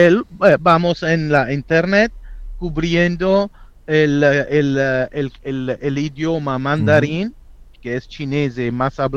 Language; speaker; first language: Spanish; non-native, fluent; Italian